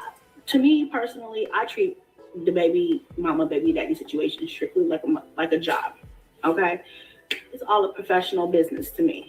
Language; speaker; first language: English; native; English